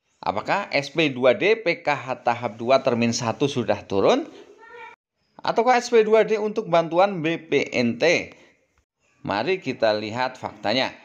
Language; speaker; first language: Indonesian; native; Indonesian